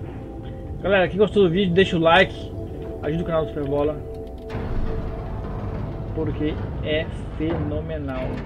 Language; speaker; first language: Portuguese; native; Portuguese